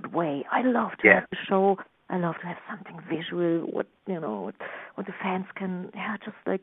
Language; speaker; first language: English; non-native, fluent; German